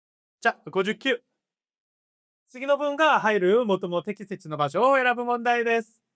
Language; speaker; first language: Japanese; non-native, fluent; Korean